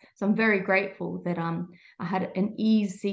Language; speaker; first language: English; native; English